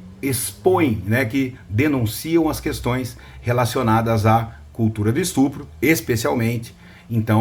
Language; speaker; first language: Portuguese; native; Portuguese